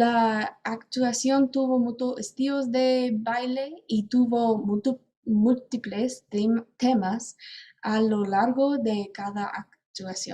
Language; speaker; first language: Spanish; non-native, learner; English